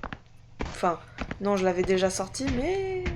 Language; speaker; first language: French; native; French